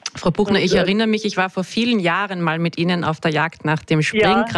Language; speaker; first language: German; native; German